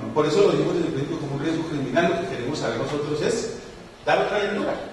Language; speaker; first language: Spanish; native; Spanish